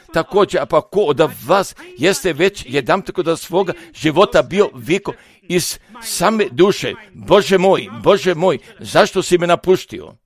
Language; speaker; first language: Croatian; non-native, fluent; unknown